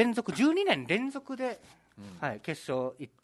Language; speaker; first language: Japanese; native; Japanese